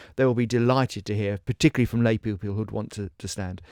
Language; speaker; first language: English; native; English